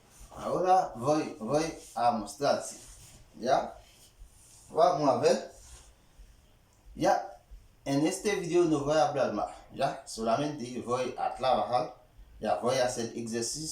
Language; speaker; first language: Spanish; non-native, learner; Haitian Creole